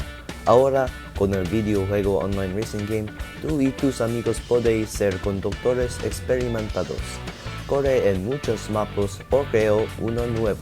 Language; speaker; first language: Spanish; non-native, learner; English